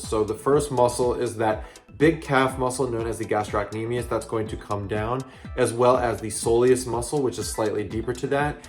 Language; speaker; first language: English; native; English